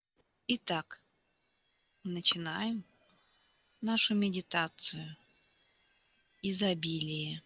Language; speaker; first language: Russian; native; Russian